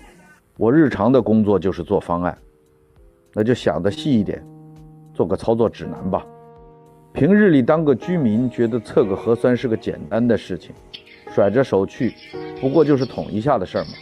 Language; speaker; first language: Chinese; native; Chinese